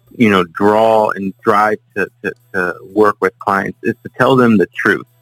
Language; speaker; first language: English; native; English